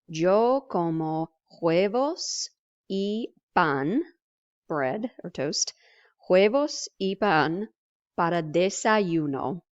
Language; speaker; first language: Spanish; non-native, fluent; English